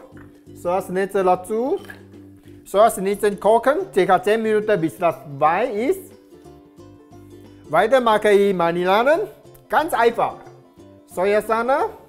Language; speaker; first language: German; non-native, learner; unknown